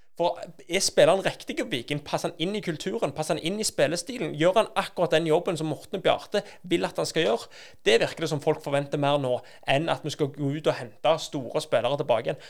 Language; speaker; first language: Norwegian; native; Norwegian